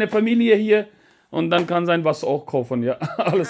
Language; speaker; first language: German; non-native, learner; Urdu